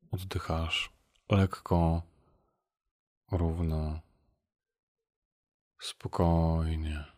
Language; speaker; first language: Polish; native; Polish